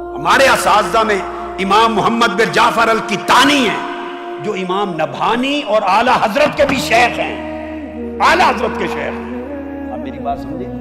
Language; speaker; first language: Urdu; native; Urdu